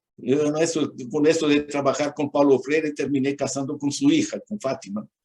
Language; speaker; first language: Spanish; non-native, fluent; Portuguese